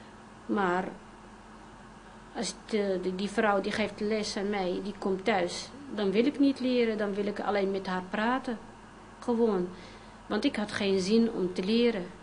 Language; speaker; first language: Dutch; non-native, fluent; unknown